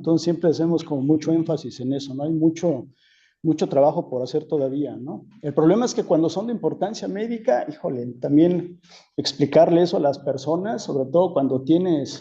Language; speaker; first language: Spanish; native; Spanish